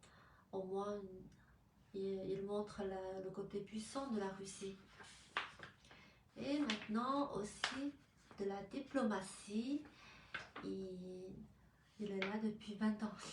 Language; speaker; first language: French; non-native, fluent; Chinese